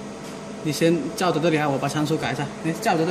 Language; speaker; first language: Chinese; native; Chinese